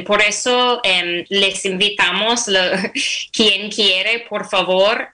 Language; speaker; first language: Spanish; non-native, fluent; English